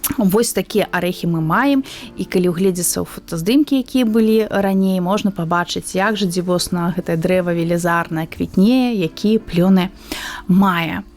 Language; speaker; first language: Belarusian; native; Belarusian